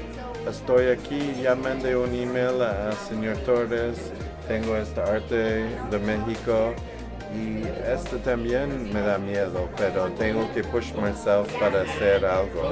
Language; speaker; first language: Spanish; non-native, learner; English